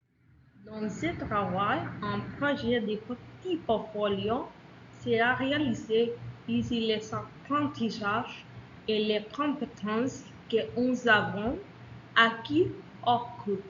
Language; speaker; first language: French; non-native, learner; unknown